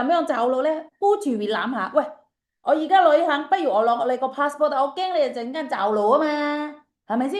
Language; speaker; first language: Cantonese; non-native, fluent; Indonesian